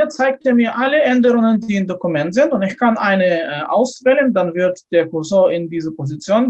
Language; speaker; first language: German; non-native, fluent; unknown